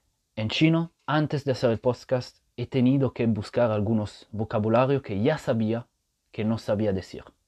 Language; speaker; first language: Spanish; non-native, fluent; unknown